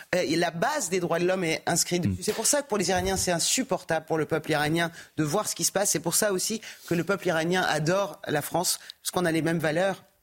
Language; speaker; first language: French; early bilingual, other home language; Persian